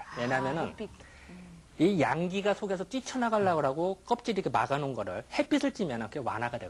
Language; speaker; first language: Korean; native; Korean